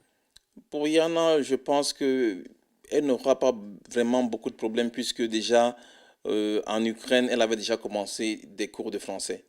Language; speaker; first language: French; non-native, fluent; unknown